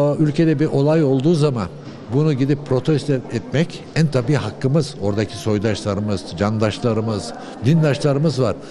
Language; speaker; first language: Turkish; early bilingual, other home language; Uyghur